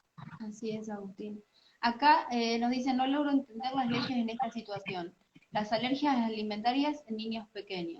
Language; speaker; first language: Spanish; native; Spanish